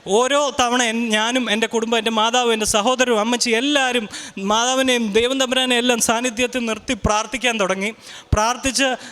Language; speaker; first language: Malayalam; early bilingual, heritage; Malayalam